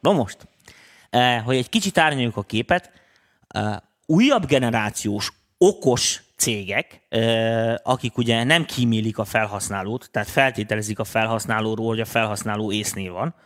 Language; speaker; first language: Hungarian; native; Hungarian